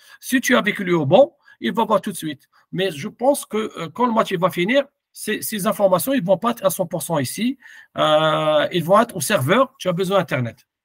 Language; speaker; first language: French; non-native, local second language; Arabic